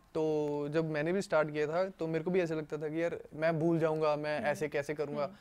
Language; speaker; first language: Hindi; non-native, local second language; Punjabi